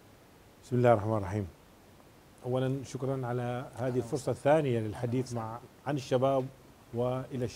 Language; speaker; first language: Arabic; native; Arabic